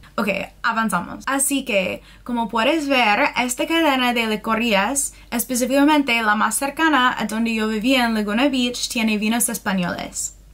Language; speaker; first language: Spanish; non-native, fluent; English